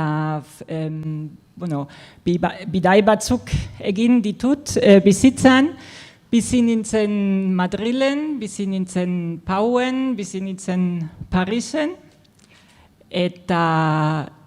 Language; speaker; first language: Basque; non-native, fluent; German